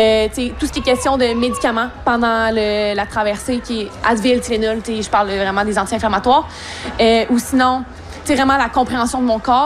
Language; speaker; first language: French; native; French